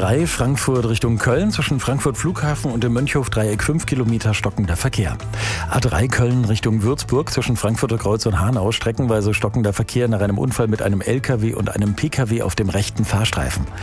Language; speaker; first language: German; native; German